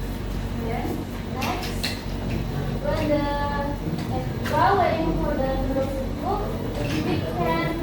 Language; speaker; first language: English; non-native, learner; Indonesian